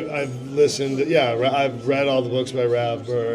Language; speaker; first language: English; native; English